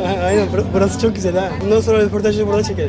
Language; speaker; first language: Turkish; native; Turkish